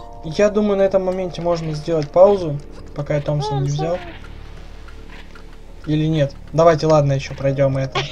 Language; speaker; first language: Russian; native; Russian